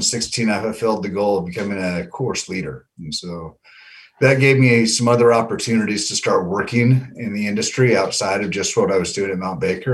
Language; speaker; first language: English; native; English